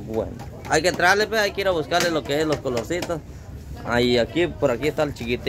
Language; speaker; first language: Spanish; native; Spanish